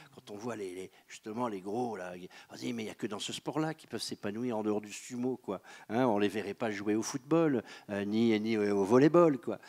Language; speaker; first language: French; native; French